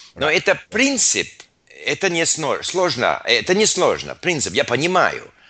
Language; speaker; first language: Russian; non-native, learner; English